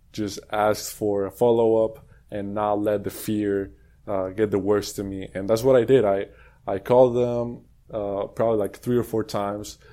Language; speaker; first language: English; non-native, fluent; Spanish